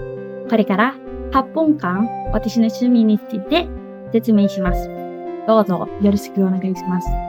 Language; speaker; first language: Japanese; non-native, learner; Indonesian